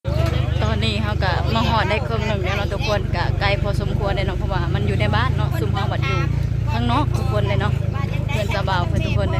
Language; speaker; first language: Thai; non-native, local second language; Lao